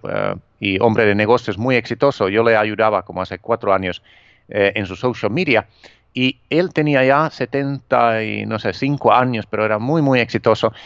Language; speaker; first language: Spanish; non-native, fluent; Finnish